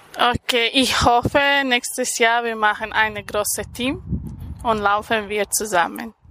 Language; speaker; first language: German; non-native, learner; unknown